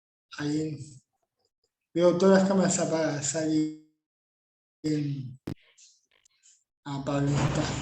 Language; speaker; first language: Spanish; native; Spanish